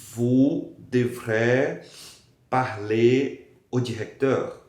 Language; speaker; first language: French; non-native, fluent; Portuguese